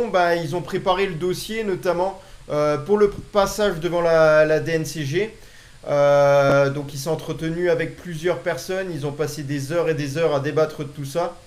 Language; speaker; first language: French; native; French